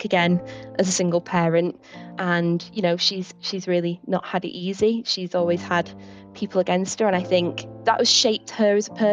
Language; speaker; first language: English; native; English